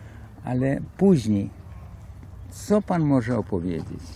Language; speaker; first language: Polish; early bilingual, heritage; Polish